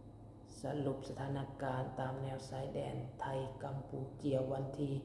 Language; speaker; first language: Thai; non-native, local second language; Lao